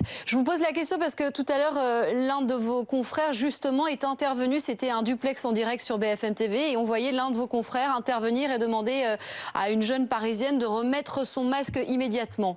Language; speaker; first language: French; native; French